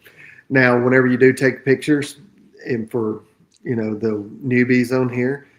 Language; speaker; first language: English; native; English